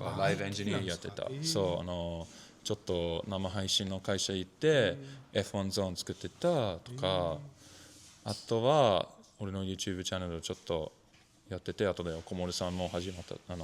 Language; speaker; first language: Japanese; non-native, learner; English